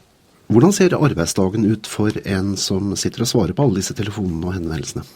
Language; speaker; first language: Norwegian; native; Norwegian